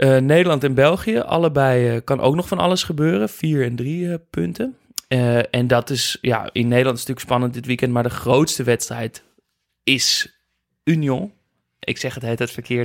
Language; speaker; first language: Dutch; native; Dutch